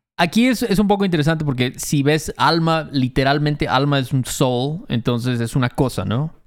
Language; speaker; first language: Spanish; native; Spanish